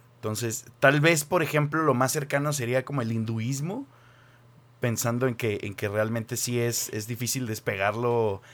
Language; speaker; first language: Spanish; native; Spanish